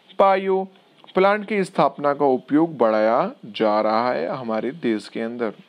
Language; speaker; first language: Hindi; non-native, local second language; Gujarati